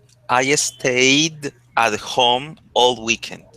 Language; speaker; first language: English; non-native, learner; Spanish